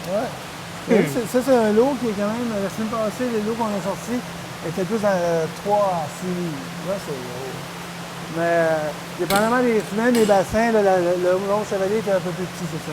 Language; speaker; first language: French; native; French